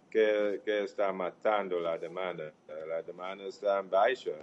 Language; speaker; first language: Spanish; non-native, fluent; English